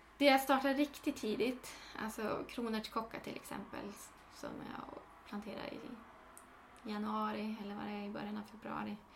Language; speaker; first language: Swedish; native; Swedish